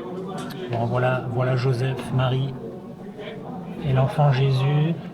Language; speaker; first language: French; native; French